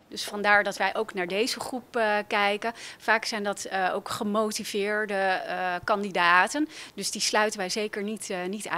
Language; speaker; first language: Dutch; native; Dutch